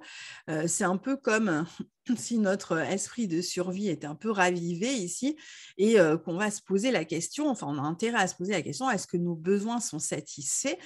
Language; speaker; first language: French; native; French